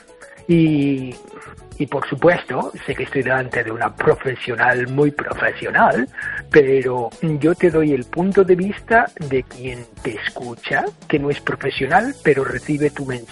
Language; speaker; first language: Spanish; non-native, fluent; English